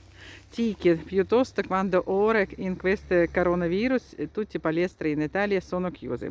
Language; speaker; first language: Italian; non-native, fluent; Russian